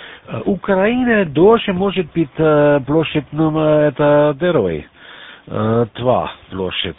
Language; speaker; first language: Russian; non-native, learner; German